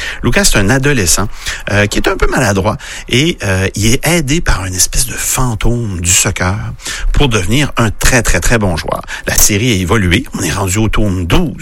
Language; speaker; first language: French; native; French